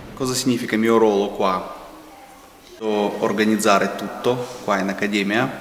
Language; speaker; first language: Italian; non-native, fluent; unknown